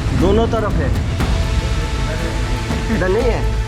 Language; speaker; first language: Hindi; non-native, local second language; Bangla